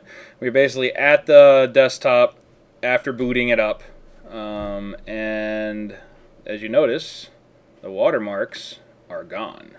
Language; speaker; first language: English; native; English